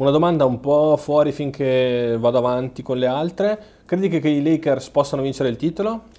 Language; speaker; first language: Italian; native; Italian